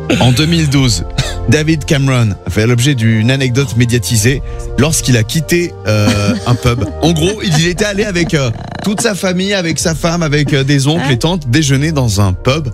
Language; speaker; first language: French; native; French